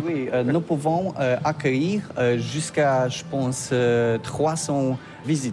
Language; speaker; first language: French; non-native, learner; Polish